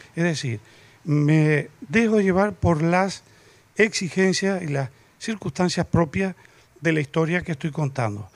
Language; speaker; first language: Spanish; native; Spanish